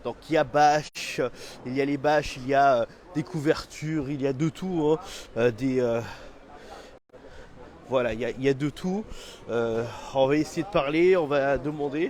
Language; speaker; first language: French; native; French